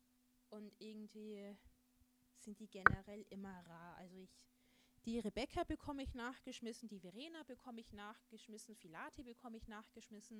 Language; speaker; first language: German; native; German